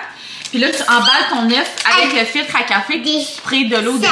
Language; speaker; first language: French; native; French